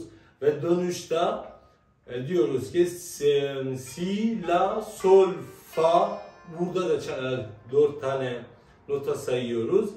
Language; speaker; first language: Turkish; non-native, fluent; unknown